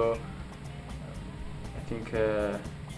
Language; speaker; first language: English; non-native, local second language; Filipino